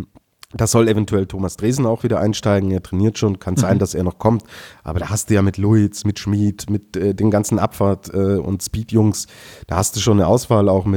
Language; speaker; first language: German; native; German